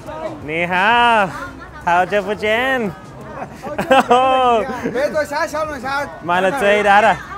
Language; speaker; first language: Chinese; non-native, learner; English